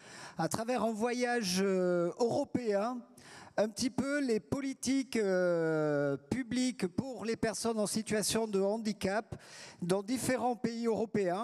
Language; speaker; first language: French; native; French